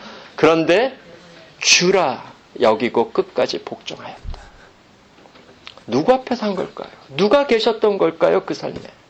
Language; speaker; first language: Korean; native; Korean